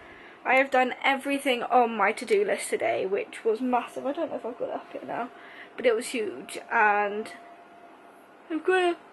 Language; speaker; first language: English; native; English